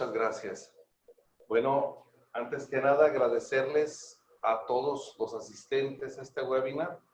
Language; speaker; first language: Spanish; native; Spanish